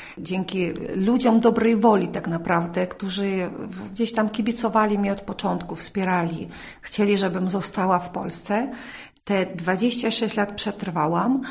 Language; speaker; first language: Polish; early bilingual, heritage; Polish